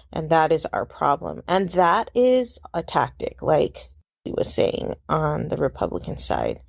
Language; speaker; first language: English; native; English